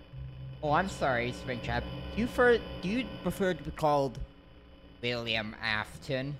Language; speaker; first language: English; native; English